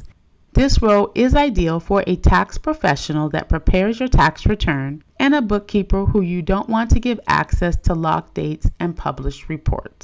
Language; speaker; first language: English; native; English